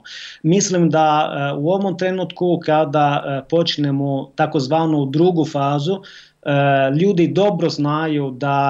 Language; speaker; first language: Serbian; non-native, fluent; Italian